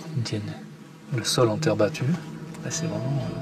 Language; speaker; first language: French; native; French